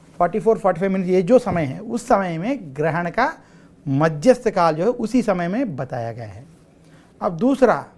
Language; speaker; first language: Hindi; non-native, local second language; Telugu